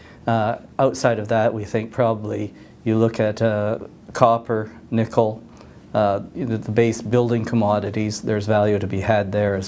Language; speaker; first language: English; native; English